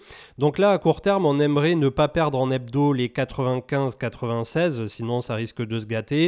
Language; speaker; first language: French; native; French